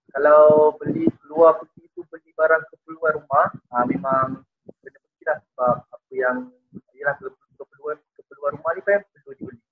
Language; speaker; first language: Malay; native; Malay